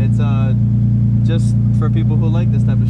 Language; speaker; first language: English; native; English